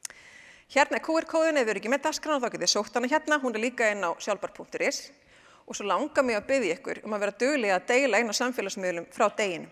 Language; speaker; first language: Icelandic; native; Icelandic